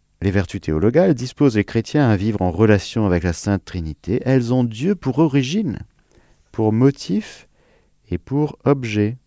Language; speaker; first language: French; native; French